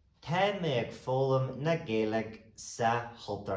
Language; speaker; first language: Irish; non-native, local second language; English